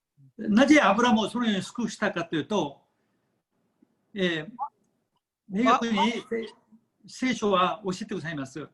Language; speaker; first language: Japanese; non-native, fluent; Korean